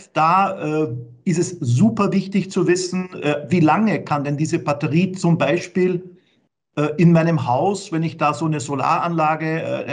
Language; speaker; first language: German; native; German